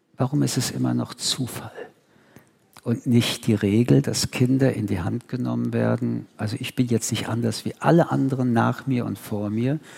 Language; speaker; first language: German; early bilingual, other home language; French